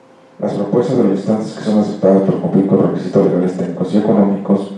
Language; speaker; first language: Spanish; native; Spanish